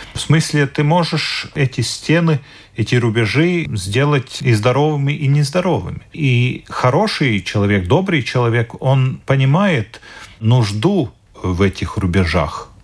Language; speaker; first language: Russian; non-native, local second language; Latvian